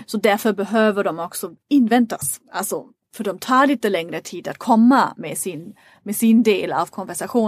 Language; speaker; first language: Swedish; non-native, fluent; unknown